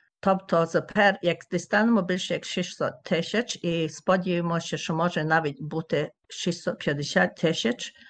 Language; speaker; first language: Ukrainian; early bilingual, heritage; Ukrainian